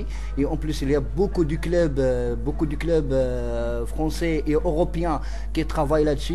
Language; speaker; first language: French; non-native, local second language; Central Atlas Tamazight